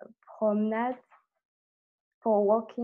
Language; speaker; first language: English; non-native, learner; French